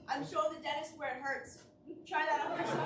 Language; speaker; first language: English; native; English